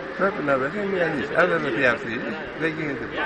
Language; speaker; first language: Greek; native; Greek